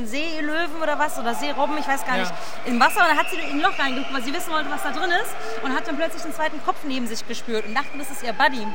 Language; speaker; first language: German; native; German